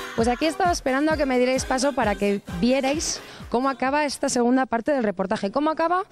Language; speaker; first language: Spanish; native; Spanish